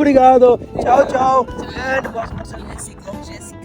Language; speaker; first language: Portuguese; non-native, learner; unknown